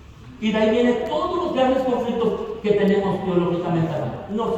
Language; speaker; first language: Spanish; native; Spanish